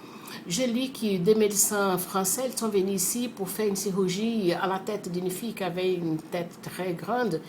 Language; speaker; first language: French; non-native, fluent; Portuguese